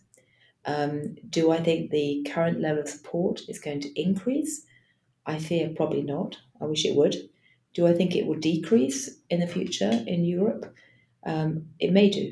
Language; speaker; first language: English; native; English